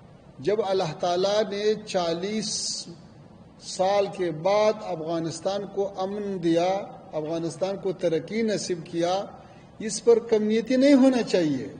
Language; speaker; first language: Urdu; non-native, fluent; Pashto